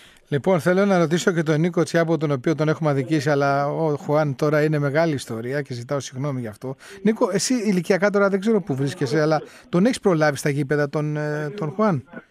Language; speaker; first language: Greek; native; Greek